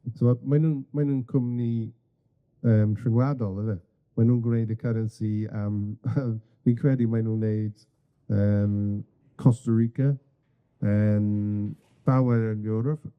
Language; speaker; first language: Welsh; non-native, fluent; English